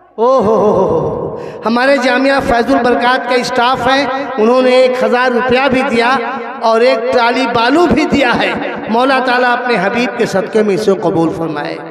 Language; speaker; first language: Hindi; native; Hindi